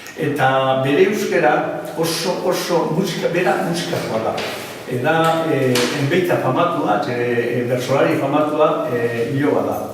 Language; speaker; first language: Basque; non-native, local second language; Spanish